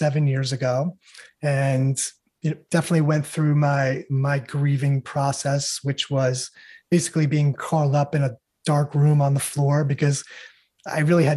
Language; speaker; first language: English; native; English